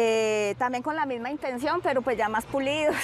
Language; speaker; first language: Spanish; native; Spanish